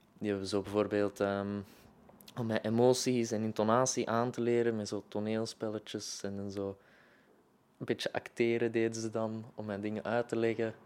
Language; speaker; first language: Dutch; native; Dutch